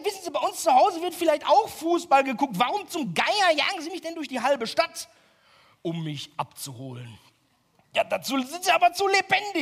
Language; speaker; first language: German; native; German